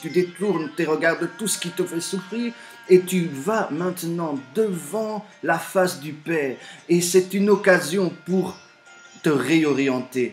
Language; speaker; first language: French; native; French